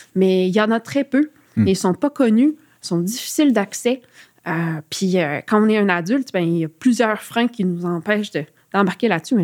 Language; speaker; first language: French; native; French